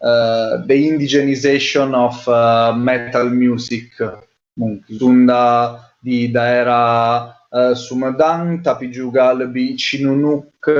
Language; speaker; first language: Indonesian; non-native, learner; Italian